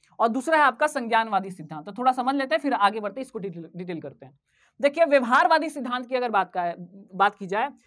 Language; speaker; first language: Hindi; native; Hindi